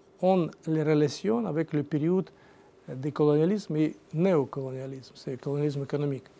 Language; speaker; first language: French; non-native, learner; Russian